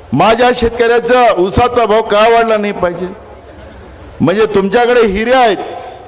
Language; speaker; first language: Marathi; native; Marathi